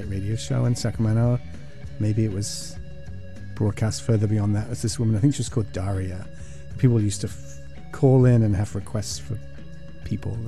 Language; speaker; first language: English; native; English